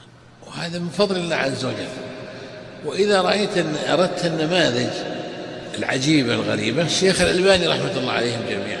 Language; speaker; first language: Arabic; native; Arabic